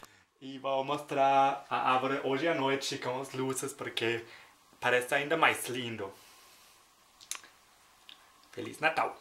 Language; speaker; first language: Portuguese; non-native, fluent; German